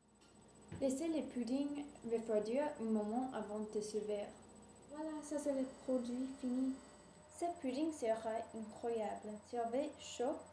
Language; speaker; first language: French; non-native, learner; English